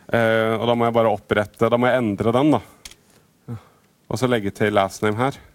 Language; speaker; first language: Norwegian; native; Norwegian